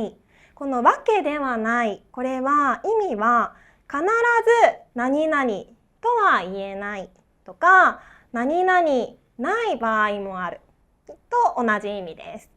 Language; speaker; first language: Japanese; non-native, fluent; Chinese